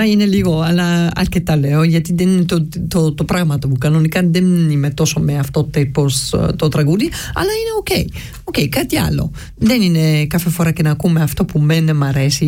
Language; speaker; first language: Greek; early bilingual, heritage; Greek